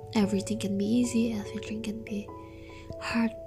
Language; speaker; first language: English; non-native, learner; Indonesian